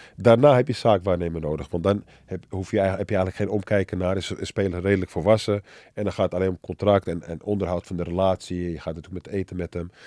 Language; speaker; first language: Dutch; early bilingual, other home language; Arabic